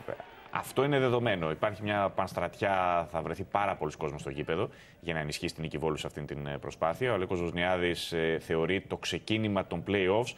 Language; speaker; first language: Greek; native; Greek